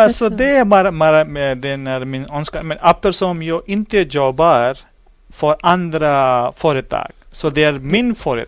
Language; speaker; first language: Swedish; non-native, learner; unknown